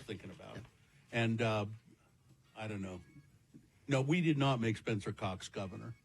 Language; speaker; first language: English; native; English